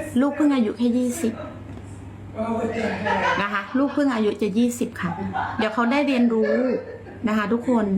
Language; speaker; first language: Thai; native; Thai